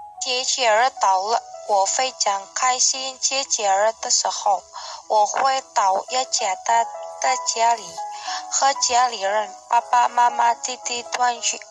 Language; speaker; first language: Chinese; non-native, learner; Indonesian